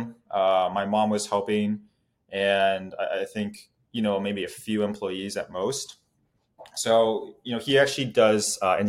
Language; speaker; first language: English; native; English